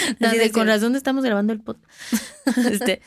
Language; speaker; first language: Spanish; native; Spanish